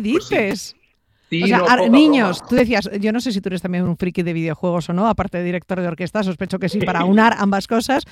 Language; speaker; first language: Spanish; native; Spanish